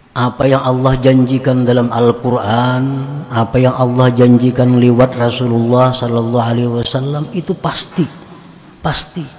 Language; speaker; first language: Indonesian; non-native, local second language; Banjar